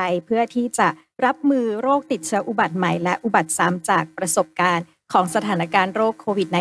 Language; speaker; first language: Thai; native; Thai